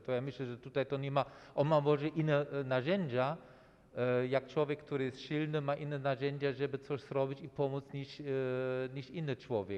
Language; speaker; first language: Polish; non-native, fluent; German